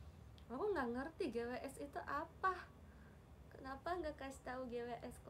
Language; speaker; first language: Indonesian; non-native, fluent; Japanese